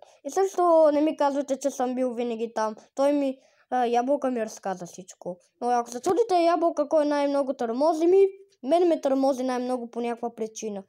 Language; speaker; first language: Bulgarian; native; Bulgarian